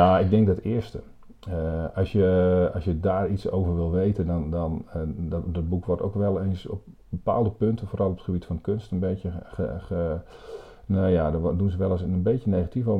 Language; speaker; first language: Dutch; native; Dutch